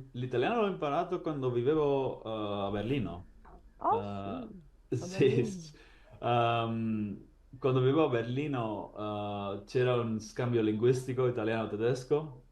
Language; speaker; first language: Italian; non-native, learner; Spanish